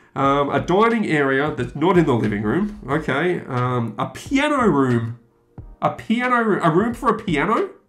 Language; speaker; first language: English; native; English